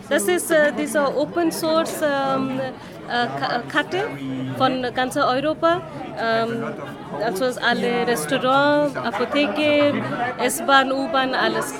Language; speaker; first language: German; non-native, learner; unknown